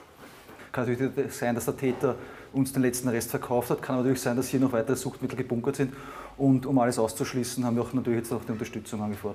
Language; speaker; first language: German; native; German